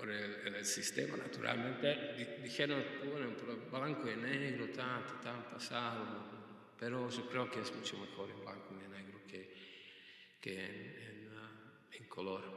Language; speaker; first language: Spanish; non-native, fluent; Hungarian